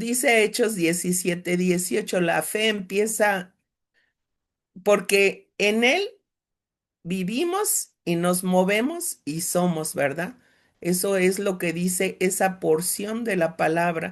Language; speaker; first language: Spanish; native; Spanish